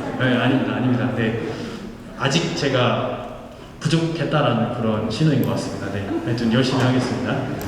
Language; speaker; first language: Korean; non-native, fluent; Nepali